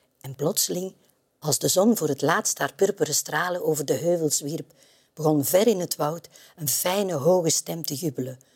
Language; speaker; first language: Dutch; native; Dutch